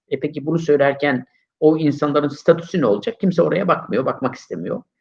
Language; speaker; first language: Turkish; native; Turkish